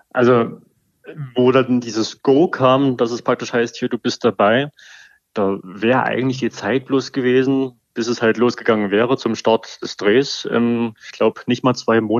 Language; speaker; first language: German; native; German